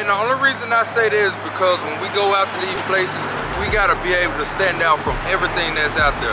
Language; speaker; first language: English; native; English